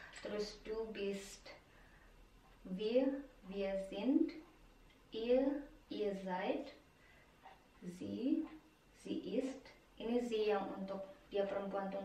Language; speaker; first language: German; non-native, fluent; Indonesian